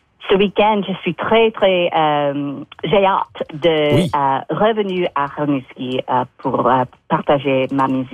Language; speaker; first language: French; non-native, local second language; English